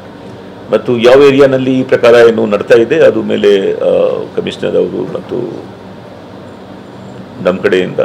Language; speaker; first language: Kannada; non-native, fluent; Hindi